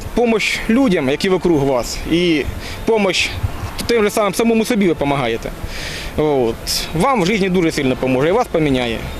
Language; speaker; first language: Ukrainian; non-native, local second language; Russian